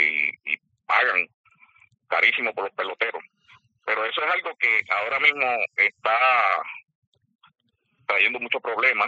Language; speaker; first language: Spanish; native; Spanish